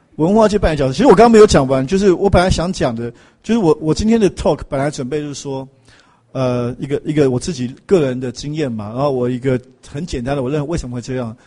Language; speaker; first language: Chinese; native; Chinese